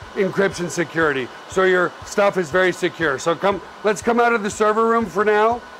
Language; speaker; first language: English; native; English